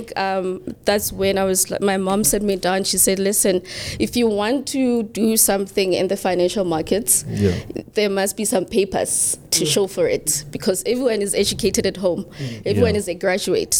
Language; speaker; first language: English; non-native, local second language; Southern Sotho